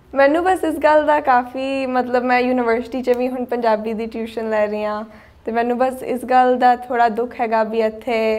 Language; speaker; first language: Punjabi; early bilingual, heritage; Punjabi